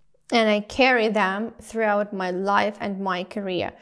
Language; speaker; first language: English; non-native, fluent; Ukrainian